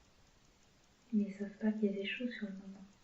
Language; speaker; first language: French; native; French